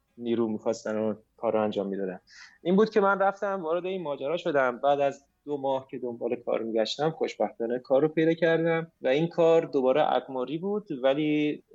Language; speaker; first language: Persian; native; Persian